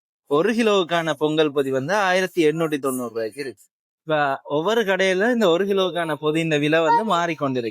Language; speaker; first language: Tamil; native; Tamil